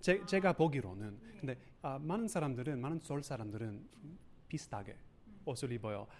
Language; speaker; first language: Korean; non-native, learner; English